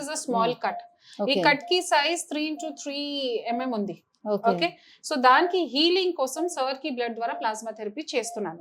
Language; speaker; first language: Telugu; non-native, learner; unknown